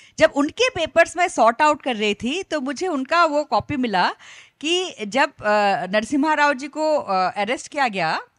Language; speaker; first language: Hindi; non-native, local second language; Bangla